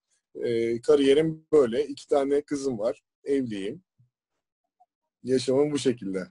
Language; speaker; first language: Turkish; native; Turkish